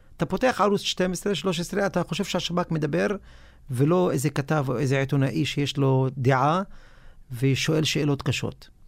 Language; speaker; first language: Hebrew; non-native, local second language; Arabic